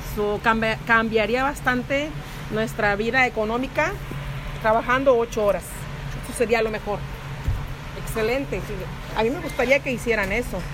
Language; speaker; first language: Spanish; native; Spanish